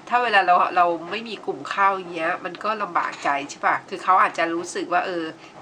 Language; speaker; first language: Thai; native; Thai